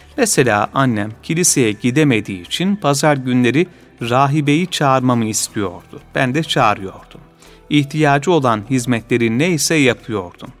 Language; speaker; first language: Turkish; native; Turkish